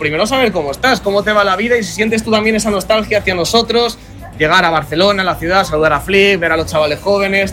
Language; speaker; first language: Spanish; native; Spanish